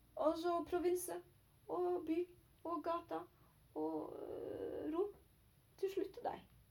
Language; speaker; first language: Norwegian; non-native, learner; Chinese